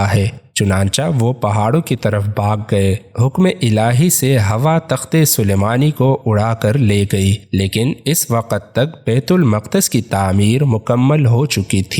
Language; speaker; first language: Urdu; native; Urdu